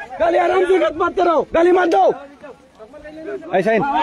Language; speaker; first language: Hindi; non-native, learner; Bangla